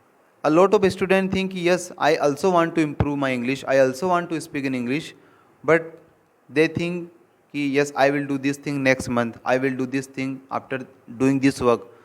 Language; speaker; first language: English; non-native, local second language; Hindi